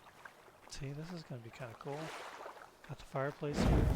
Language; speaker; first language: English; native; English